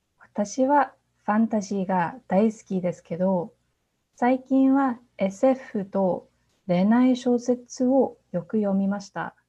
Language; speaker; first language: Japanese; non-native, fluent; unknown